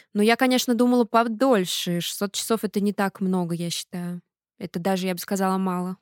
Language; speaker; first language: Russian; native; Russian